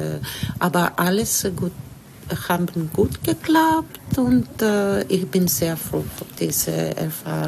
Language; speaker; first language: German; non-native, learner; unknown